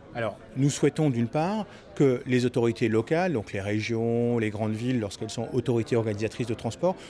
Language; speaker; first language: French; native; French